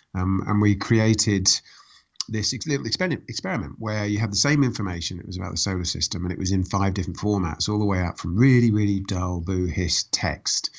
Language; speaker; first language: English; native; English